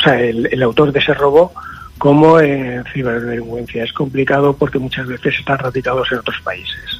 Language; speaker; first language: Spanish; native; Spanish